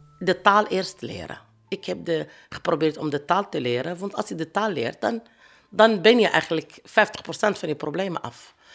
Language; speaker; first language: Dutch; non-native, fluent; Arabic